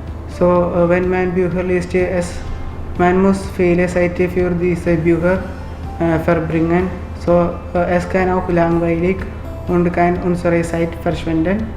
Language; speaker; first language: German; non-native, learner; Malayalam